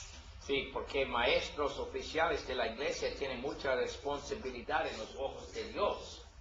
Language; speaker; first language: Spanish; non-native, learner; English